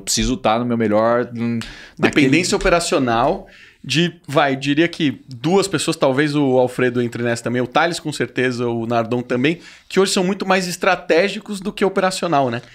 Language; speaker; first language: Portuguese; native; Portuguese